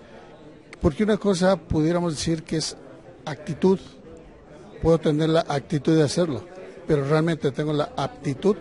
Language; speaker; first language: Spanish; native; Spanish